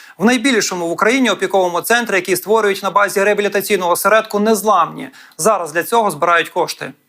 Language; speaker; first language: Ukrainian; native; Ukrainian